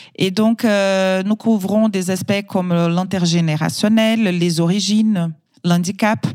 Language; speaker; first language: French; non-native, fluent; Portuguese